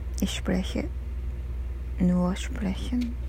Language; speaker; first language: German; non-native, learner; Japanese